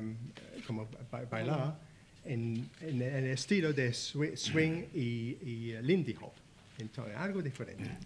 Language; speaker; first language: Spanish; non-native, learner; English